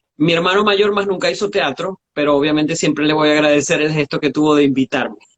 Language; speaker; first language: Spanish; native; Spanish